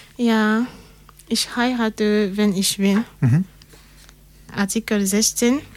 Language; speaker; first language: German; non-native, learner; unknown